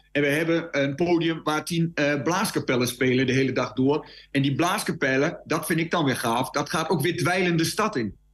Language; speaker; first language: Dutch; native; Dutch